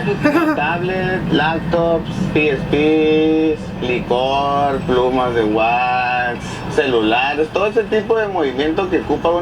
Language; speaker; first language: Spanish; native; Spanish